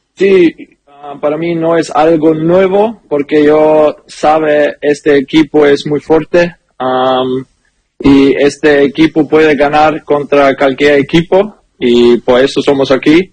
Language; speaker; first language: Spanish; non-native, learner; German